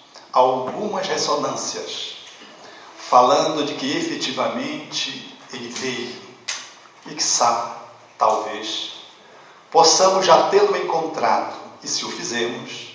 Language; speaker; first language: Portuguese; native; Portuguese